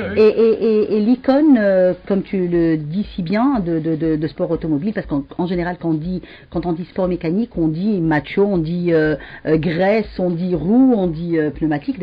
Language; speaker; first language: French; non-native, local second language; Arabic